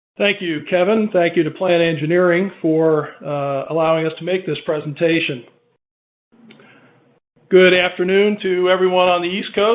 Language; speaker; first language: English; native; English